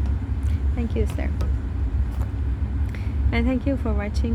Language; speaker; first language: English; non-native, learner; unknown